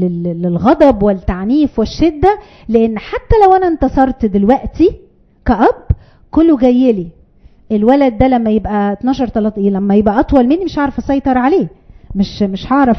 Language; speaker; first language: Arabic; native; Arabic